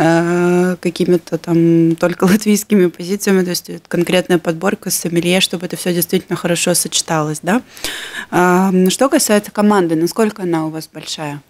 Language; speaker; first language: Russian; native; Russian